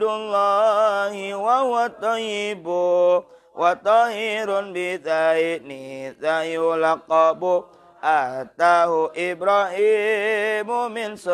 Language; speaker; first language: Arabic; non-native, fluent; Javanese